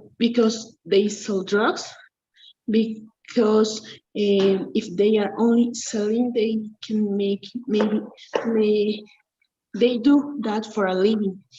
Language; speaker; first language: English; non-native, learner; Spanish